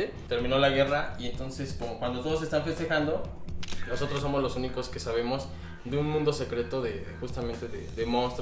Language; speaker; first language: Spanish; native; Spanish